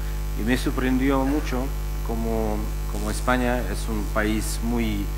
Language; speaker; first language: Spanish; non-native, fluent; Czech